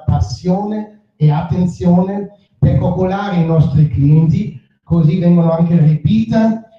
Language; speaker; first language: Italian; non-native, fluent; German